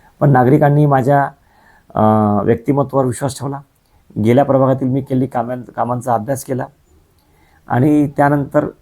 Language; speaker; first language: Marathi; native; Marathi